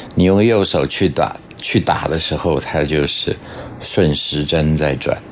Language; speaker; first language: Chinese; native; Chinese